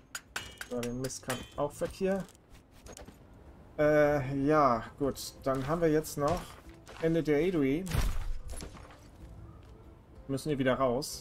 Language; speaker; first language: German; native; German